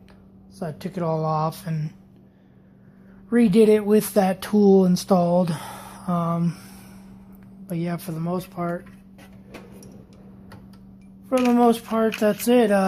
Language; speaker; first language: English; native; English